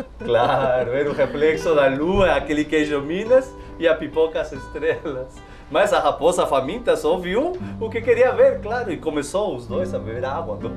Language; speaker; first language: Portuguese; non-native, fluent; Spanish